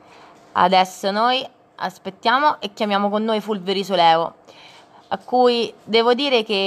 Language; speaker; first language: Italian; native; Italian